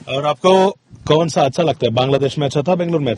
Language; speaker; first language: Hindi; non-native, local second language; Kannada